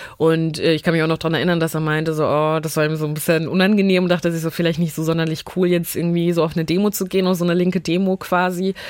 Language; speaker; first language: German; early bilingual, other home language; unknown